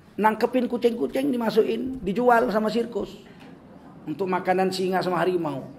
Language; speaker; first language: Indonesian; native; Indonesian